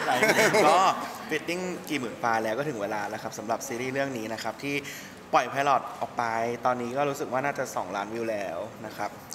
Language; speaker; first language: Thai; native; Thai